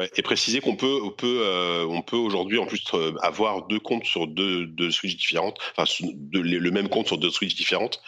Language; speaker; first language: French; native; French